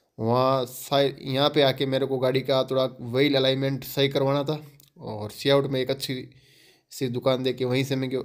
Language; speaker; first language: Hindi; native; Hindi